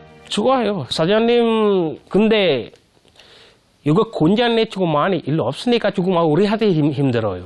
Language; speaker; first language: Korean; non-native, learner; Sinhala